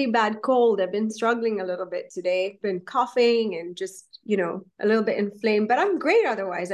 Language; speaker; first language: English; non-native, local second language; Gujarati